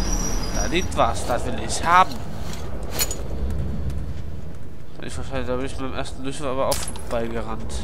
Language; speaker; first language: German; native; German